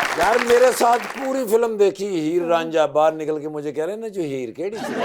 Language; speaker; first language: Urdu; non-native, local second language; Punjabi